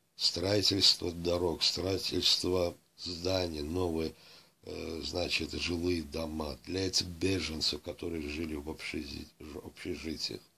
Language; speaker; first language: Russian; non-native, local second language; Azerbaijani